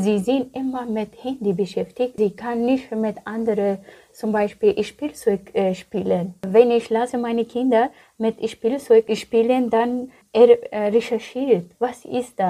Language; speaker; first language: German; non-native, learner; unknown